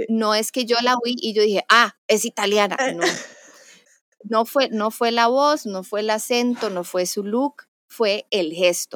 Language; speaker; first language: Spanish; native; Spanish